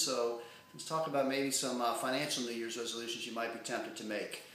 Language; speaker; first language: English; native; English